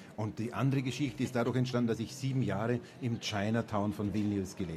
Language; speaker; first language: German; native; German